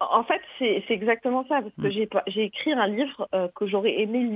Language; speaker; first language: French; non-native, local second language; Arabic